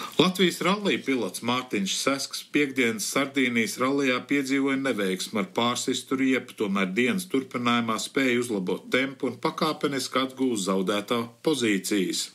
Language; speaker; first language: Latvian; early bilingual, heritage; Latvian